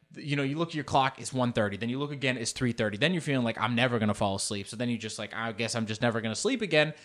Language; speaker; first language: English; early bilingual, other home language; Spanish